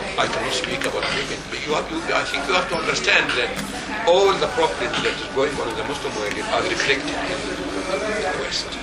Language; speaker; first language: English; non-native, fluent; Arabic